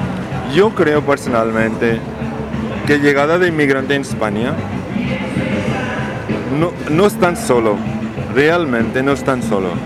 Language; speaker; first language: Spanish; non-native, learner; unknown